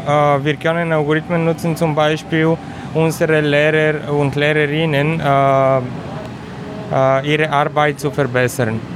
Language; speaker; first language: German; non-native, learner; Bulgarian